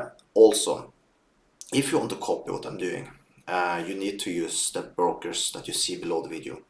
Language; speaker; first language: English; non-native, fluent; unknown